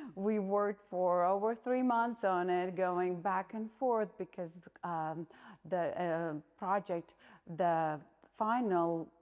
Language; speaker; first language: English; non-native, fluent; Latvian